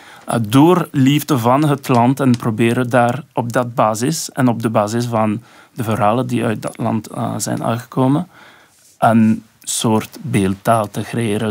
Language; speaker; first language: Dutch; non-native, local second language; French